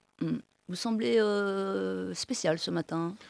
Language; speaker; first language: French; native; French